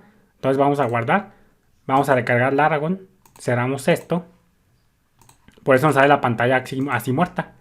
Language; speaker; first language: Spanish; native; Spanish